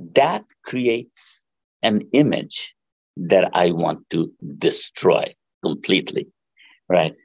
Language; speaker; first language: English; non-native, local second language; Bangla